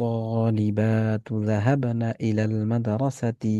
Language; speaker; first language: Arabic; non-native, fluent; Bangla